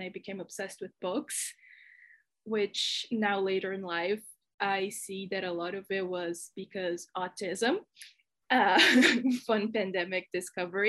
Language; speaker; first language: English; non-native, fluent; Portuguese